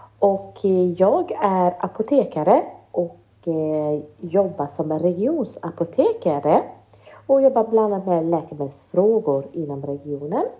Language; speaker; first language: Swedish; early bilingual, other home language; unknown